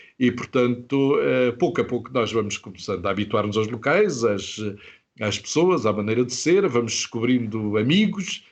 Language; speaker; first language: Portuguese; native; Portuguese